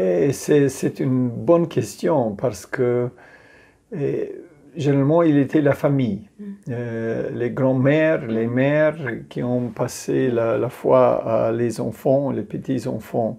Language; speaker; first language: French; non-native, fluent; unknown